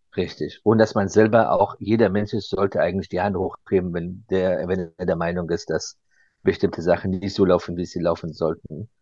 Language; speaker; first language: German; early bilingual, other home language; Persian